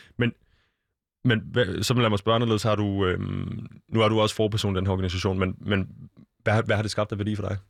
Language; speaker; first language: Danish; native; Danish